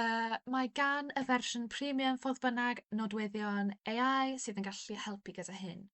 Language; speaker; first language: Welsh; non-native, local second language; English